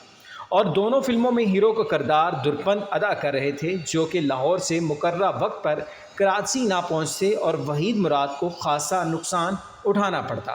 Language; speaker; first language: Urdu; native; Urdu